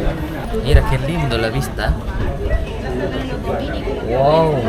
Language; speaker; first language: Spanish; non-native, fluent; Indonesian